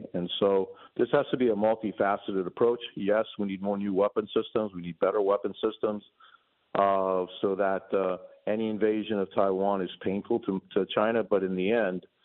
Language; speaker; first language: English; early bilingual, other home language; Spanish